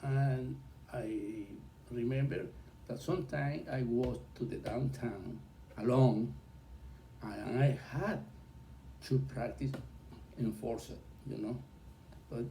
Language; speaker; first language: English; non-native, learner; Spanish